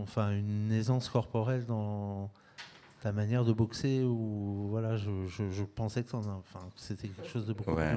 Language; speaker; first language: French; native; French